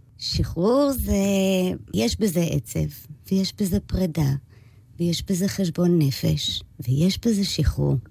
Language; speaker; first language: Hebrew; early bilingual, other home language; English